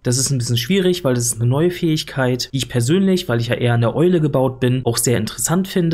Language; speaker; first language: German; native; German